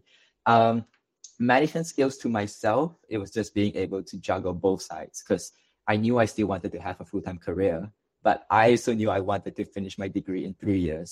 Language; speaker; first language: English; non-native, local second language; Chinese